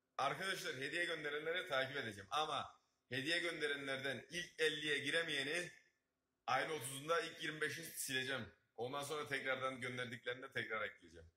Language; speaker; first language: Turkish; native; Turkish